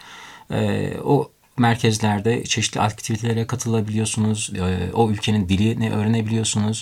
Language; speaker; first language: Turkish; native; Turkish